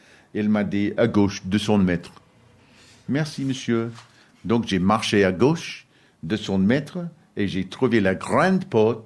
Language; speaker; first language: French; non-native, learner; English